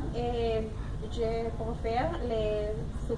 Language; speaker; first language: French; non-native, learner; Spanish